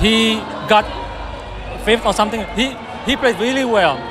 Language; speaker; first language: English; non-native, fluent; Indonesian